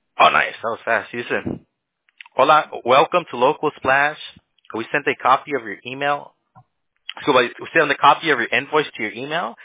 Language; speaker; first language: English; early bilingual, other home language; Spanish